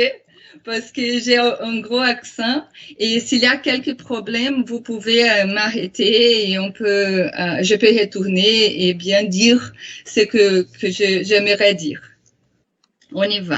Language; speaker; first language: French; non-native, fluent; Portuguese